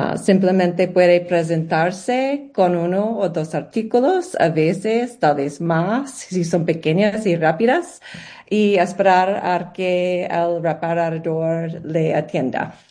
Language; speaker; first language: Spanish; non-native, learner; English